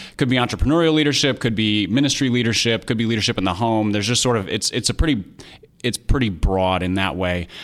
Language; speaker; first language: English; native; English